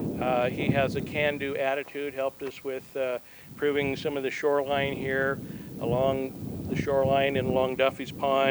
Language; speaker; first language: English; native; English